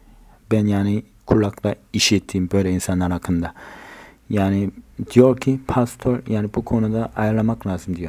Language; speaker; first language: Turkish; non-native, fluent; Korean